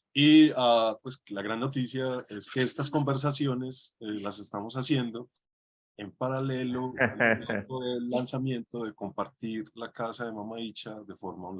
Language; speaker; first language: Spanish; native; Spanish